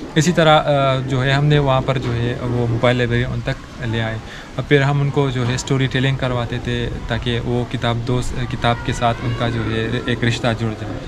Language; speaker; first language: Urdu; non-native, local second language; Pashto